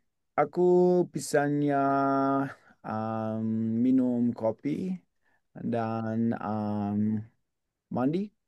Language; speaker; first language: Indonesian; non-native, learner; English